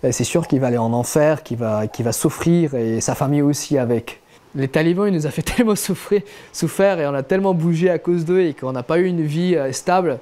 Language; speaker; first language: French; non-native, fluent; Persian